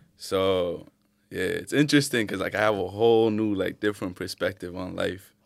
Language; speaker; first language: English; early bilingual, other home language; Arabic